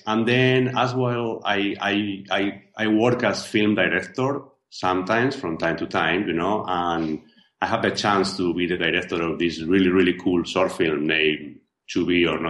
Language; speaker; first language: English; non-native, fluent; Spanish